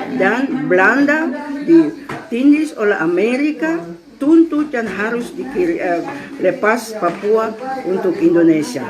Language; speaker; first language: Indonesian; non-native, local second language; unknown